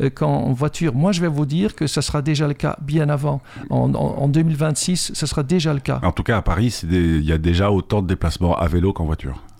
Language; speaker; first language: French; non-native, fluent; Dutch